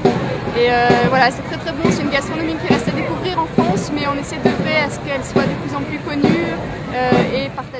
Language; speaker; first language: French; native; French